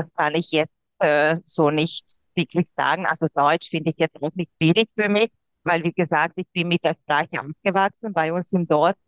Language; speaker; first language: German; non-native, fluent; Hungarian